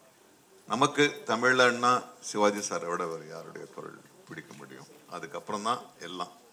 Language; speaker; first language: Tamil; native; Tamil